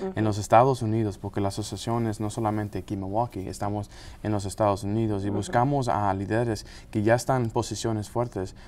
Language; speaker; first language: Spanish; non-native, local second language; English